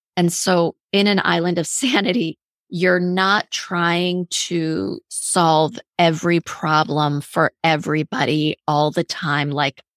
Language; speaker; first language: English; native; English